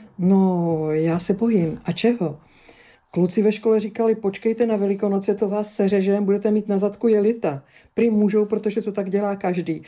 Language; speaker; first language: Czech; early bilingual, other home language; Greek